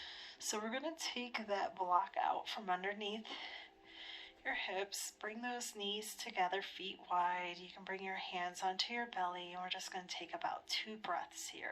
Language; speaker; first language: English; native; English